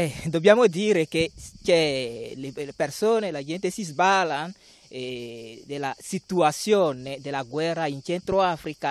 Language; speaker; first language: Italian; non-native, learner; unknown